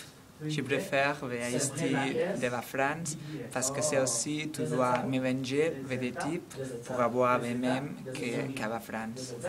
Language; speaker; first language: French; non-native, learner; Catalan